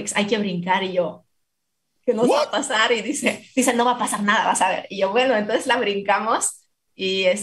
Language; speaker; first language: Spanish; non-native, fluent; English